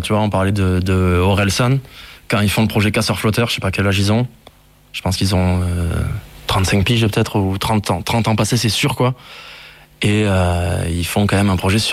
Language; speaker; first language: French; native; French